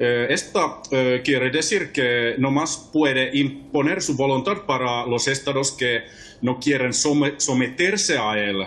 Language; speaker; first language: Spanish; non-native, fluent; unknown